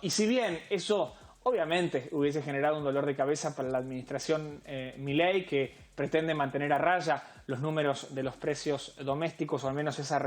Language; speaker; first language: Spanish; native; Spanish